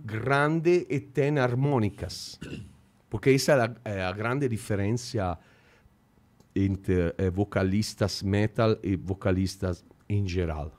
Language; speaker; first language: Portuguese; non-native, fluent; Italian